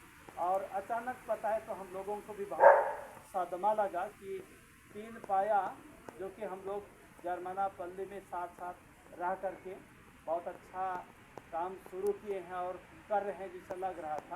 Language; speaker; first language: Hindi; native; Hindi